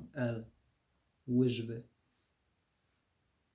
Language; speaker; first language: English; non-native, fluent; Polish